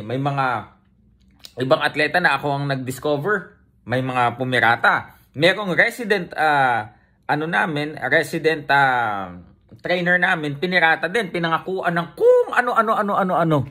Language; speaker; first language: Filipino; native; Filipino